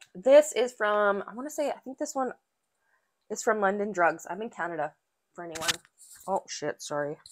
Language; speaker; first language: English; native; English